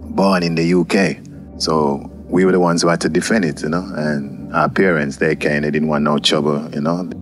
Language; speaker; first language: English; native; English